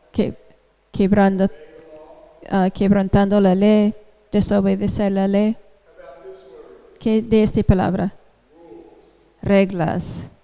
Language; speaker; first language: Spanish; non-native, fluent; English